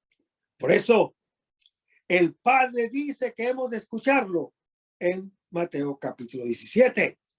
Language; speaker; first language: Spanish; native; Spanish